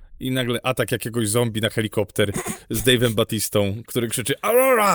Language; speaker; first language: Polish; native; Polish